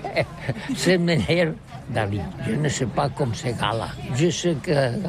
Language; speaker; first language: French; non-native, learner; Catalan